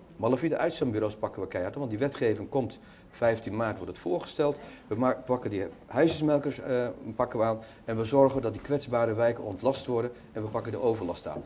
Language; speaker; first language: Dutch; early bilingual, other home language; Turkish